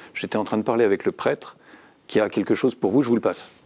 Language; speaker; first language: French; native; French